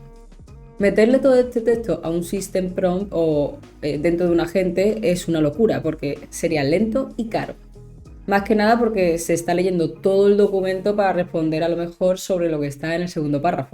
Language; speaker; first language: Spanish; native; Spanish